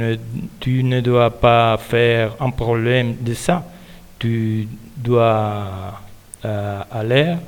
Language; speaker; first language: French; non-native, learner; Spanish